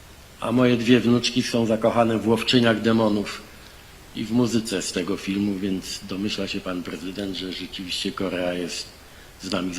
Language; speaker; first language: Polish; native; Polish